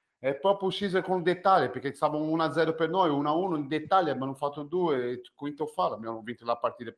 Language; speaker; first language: Italian; non-native, fluent; Portuguese